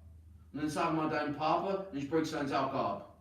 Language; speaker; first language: German; non-native, fluent; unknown